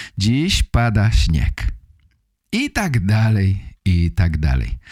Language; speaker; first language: Polish; native; Polish